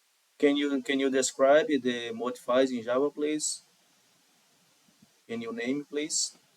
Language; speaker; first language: English; non-native, learner; Portuguese